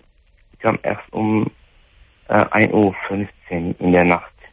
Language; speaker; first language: German; non-native, fluent; Arabic